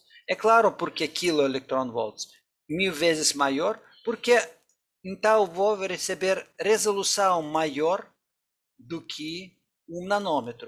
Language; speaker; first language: Portuguese; non-native, fluent; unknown